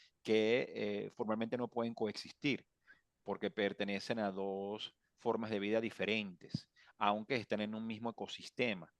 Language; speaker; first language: Spanish; native; Spanish